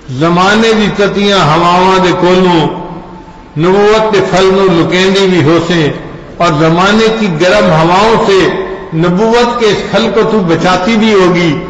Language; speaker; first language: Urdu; non-native, local second language; Punjabi